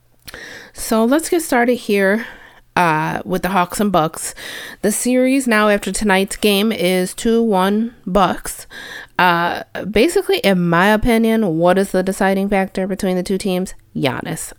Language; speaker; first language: English; native; English